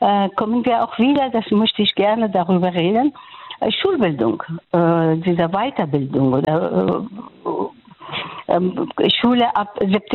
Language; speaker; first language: German; non-native, fluent; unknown